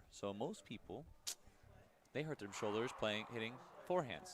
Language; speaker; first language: English; native; English